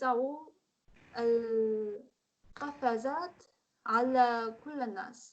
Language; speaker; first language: Arabic; non-native, learner; Korean